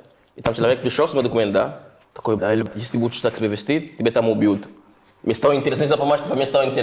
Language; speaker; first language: Russian; non-native, fluent; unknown